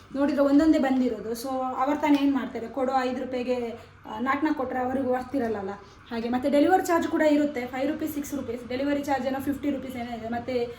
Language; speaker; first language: Kannada; non-native, local second language; Tulu